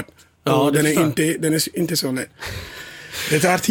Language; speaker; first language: Swedish; non-native, learner; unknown